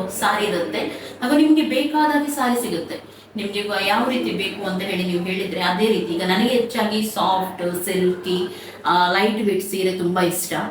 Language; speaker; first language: Kannada; native; Kannada